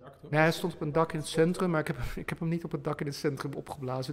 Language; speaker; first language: Dutch; native; Dutch